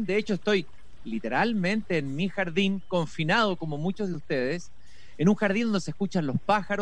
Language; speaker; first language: Spanish; native; Spanish